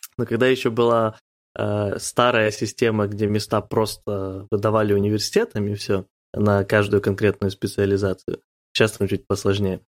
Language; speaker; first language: Russian; native; Russian